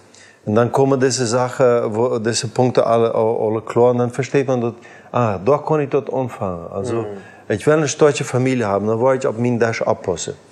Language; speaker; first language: German; non-native, learner; Plautdietsch